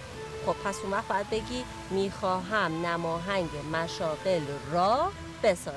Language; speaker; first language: Persian; native; Persian